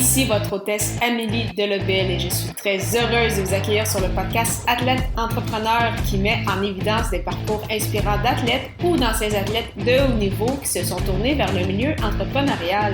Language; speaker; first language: French; native; French